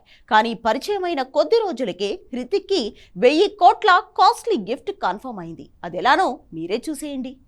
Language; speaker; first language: Telugu; native; Telugu